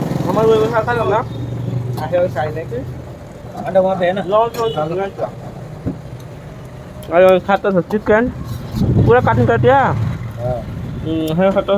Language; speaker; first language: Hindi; non-native, learner; Bangla